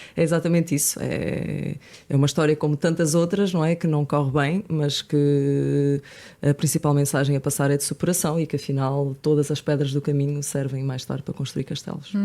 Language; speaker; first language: Portuguese; native; Portuguese